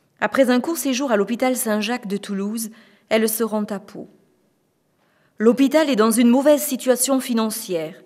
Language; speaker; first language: French; native; French